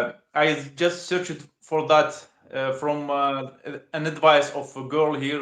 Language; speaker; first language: English; non-native, learner; Russian